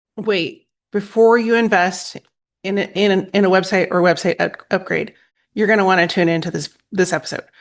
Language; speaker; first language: English; native; English